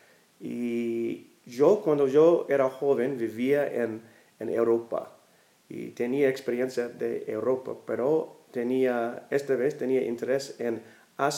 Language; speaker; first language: Spanish; non-native, fluent; English